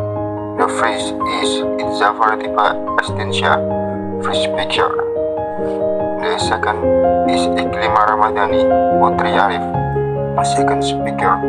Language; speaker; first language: English; non-native, learner; Indonesian